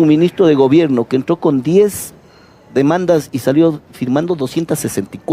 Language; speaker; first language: Spanish; native; Spanish